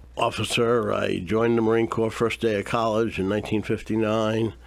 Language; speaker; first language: English; native; English